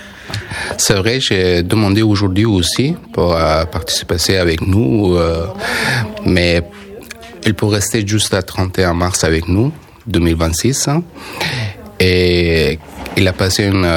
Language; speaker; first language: French; non-native, learner; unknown